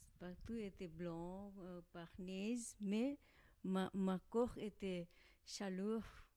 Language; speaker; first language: French; non-native, learner; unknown